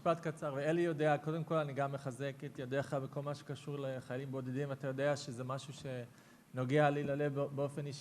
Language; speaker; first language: Hebrew; non-native, fluent; English